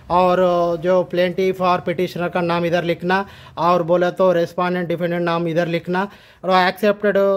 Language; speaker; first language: Hindi; non-native, local second language; Telugu